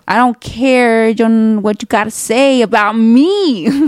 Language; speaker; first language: English; early bilingual, other home language; Spanish